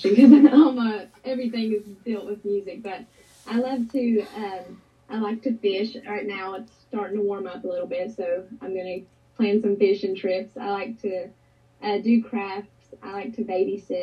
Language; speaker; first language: English; native; English